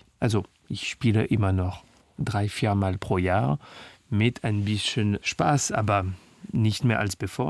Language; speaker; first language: German; non-native, fluent; French